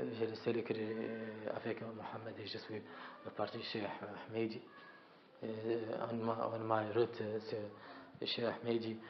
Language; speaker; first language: French; non-native, learner; Arabic